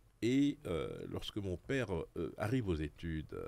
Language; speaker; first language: French; native; French